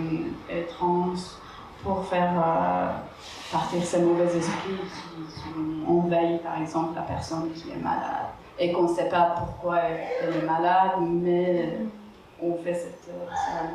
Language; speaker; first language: French; non-native, fluent; Persian